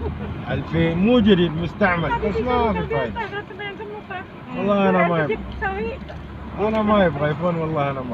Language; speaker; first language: Arabic; non-native, learner; Indonesian